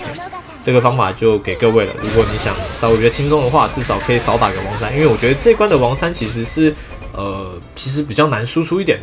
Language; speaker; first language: Chinese; native; Chinese